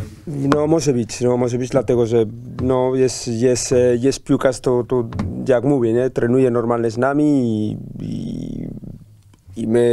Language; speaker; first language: Polish; non-native, learner; Spanish